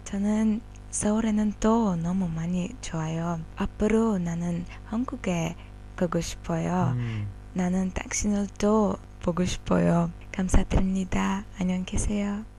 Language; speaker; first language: Korean; non-native, learner; Azerbaijani